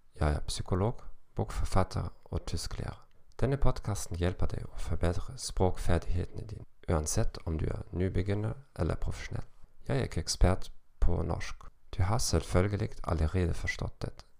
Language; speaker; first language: Norwegian; non-native, learner; German